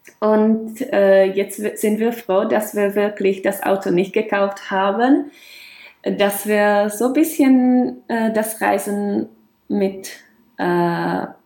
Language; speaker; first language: German; non-native, fluent; Czech